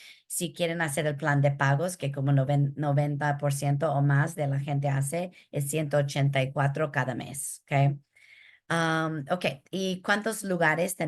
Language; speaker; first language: Spanish; early bilingual, heritage; Spanish